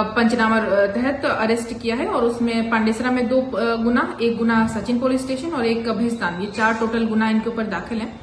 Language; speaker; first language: Hindi; non-native, local second language; Gujarati